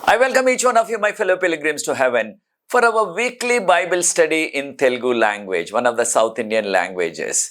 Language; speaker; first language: English; non-native, local second language; Telugu